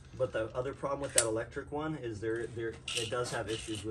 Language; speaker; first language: English; native; English